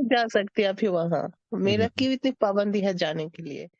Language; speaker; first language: Hindi; non-native, fluent; Bangla